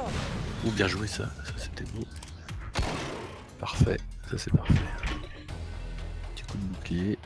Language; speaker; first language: French; native; French